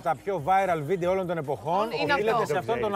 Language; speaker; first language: Greek; native; Greek